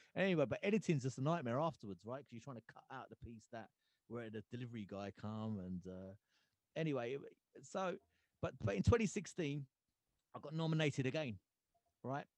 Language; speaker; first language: English; early bilingual, other home language; Punjabi